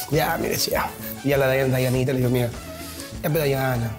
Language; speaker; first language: Spanish; native; Spanish